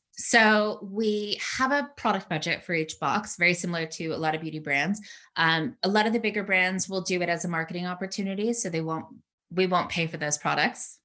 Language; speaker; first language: English; native; English